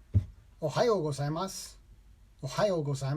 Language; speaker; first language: Japanese; non-native, learner; English